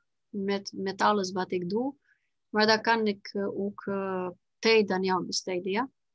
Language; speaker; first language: Dutch; non-native, fluent; Romanian